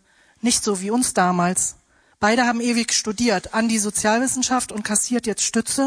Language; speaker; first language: German; native; German